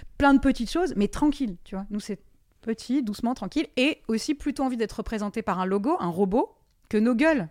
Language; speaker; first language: French; native; French